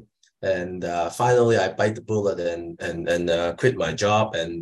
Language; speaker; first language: English; non-native, local second language; Cantonese